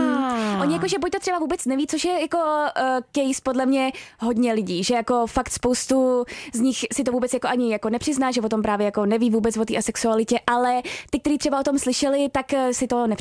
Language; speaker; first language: Czech; native; Czech